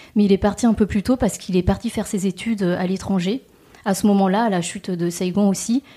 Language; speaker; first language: French; native; French